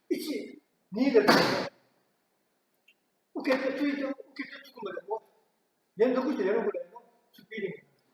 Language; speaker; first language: Japanese; native; Japanese